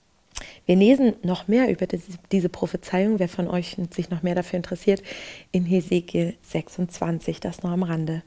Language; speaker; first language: German; native; German